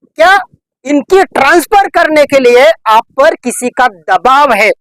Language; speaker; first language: Hindi; non-native, local second language; Marathi